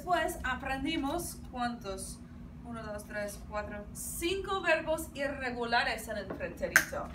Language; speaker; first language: Spanish; non-native, fluent; English